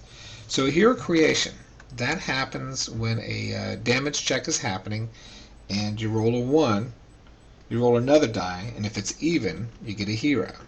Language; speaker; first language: English; native; English